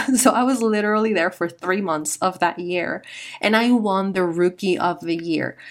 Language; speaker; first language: English; non-native, fluent; Spanish